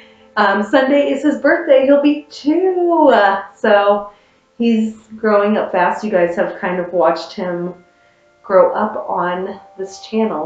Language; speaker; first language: English; native; English